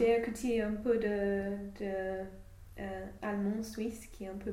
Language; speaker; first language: French; non-native, fluent; English